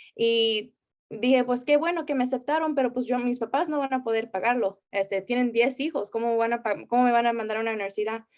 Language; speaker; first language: Spanish; early bilingual, heritage; Spanish